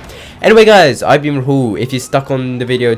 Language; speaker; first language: English; native; English